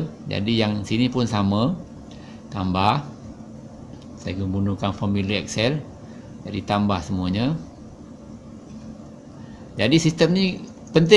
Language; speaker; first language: Malay; native; Malay